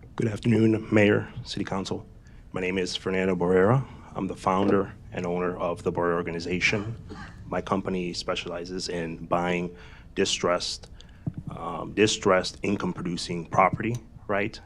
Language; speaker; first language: English; native; English